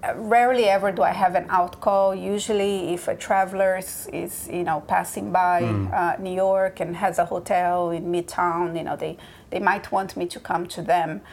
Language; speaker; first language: English; early bilingual, other home language; Portuguese